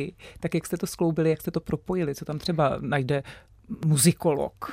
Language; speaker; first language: Czech; native; Czech